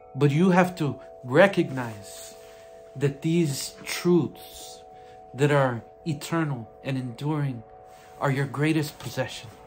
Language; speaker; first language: English; native; English